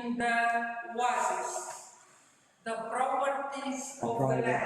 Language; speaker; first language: English; non-native, learner; Romanian